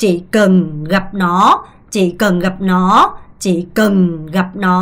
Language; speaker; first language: Vietnamese; non-native, fluent; Korean